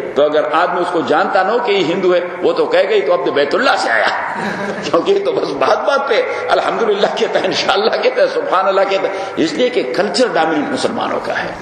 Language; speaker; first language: Urdu; non-native, local second language; Pashto